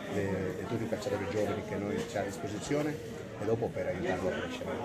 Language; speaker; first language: Italian; non-native, fluent; Spanish